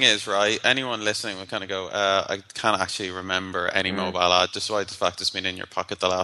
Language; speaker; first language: English; native; English